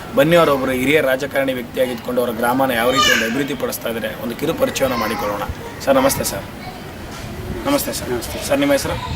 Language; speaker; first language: Kannada; native; Kannada